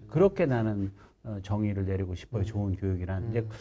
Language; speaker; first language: Korean; native; Korean